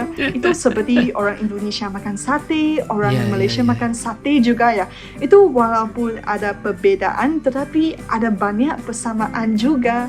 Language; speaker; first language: Indonesian; non-native, fluent; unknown